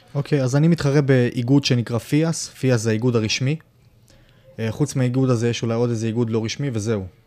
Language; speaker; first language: Hebrew; early bilingual, other home language; Russian